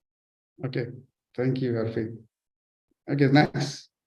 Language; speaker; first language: English; non-native, fluent; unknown